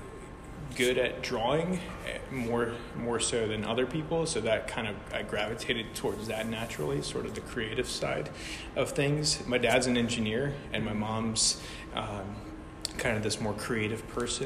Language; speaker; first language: English; early bilingual, other home language; Ukrainian